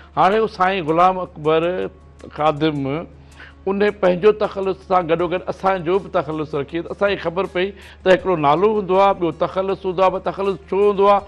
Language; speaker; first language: Sindhi; native; Sindhi